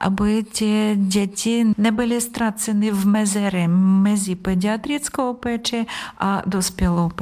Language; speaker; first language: Czech; non-native, learner; Ukrainian